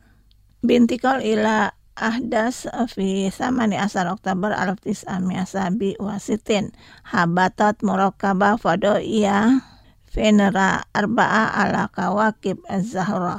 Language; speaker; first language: Arabic; non-native, learner; Indonesian